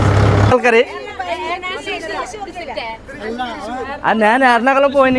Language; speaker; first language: Malayalam; non-native, learner; Bangla